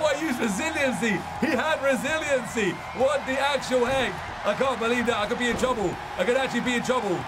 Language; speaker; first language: English; native; English